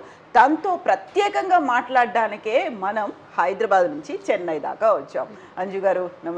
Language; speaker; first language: Telugu; native; Telugu